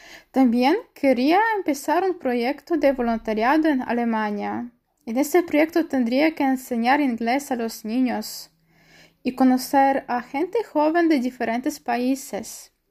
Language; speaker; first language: Spanish; non-native, fluent; Polish